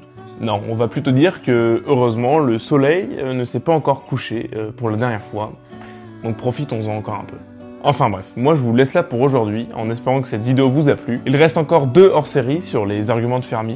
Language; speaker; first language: French; native; French